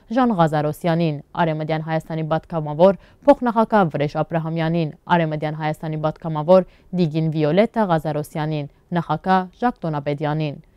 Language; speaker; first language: Armenian; early bilingual, heritage; Armenian